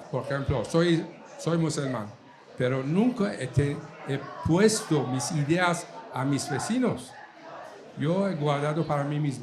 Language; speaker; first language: Spanish; non-native, fluent; Persian